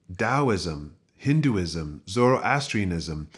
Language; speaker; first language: English; native; English